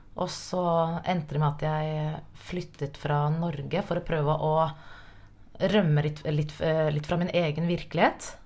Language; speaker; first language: Norwegian; native; Norwegian